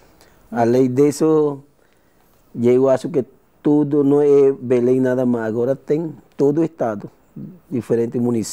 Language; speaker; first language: Portuguese; non-native, learner; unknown